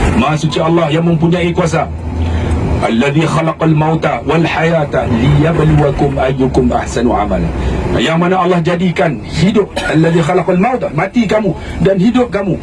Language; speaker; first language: Malay; native; Malay